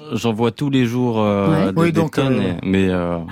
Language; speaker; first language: French; native; French